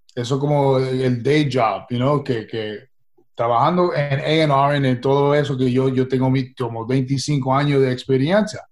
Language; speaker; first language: Spanish; early bilingual, heritage; Spanish